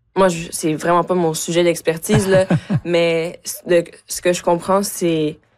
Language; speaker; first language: French; early bilingual, other home language; Spanish